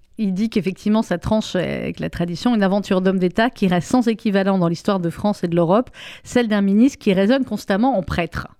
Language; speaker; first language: French; native; French